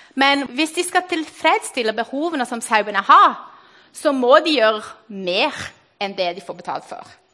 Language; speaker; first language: Norwegian; non-native, fluent; Portuguese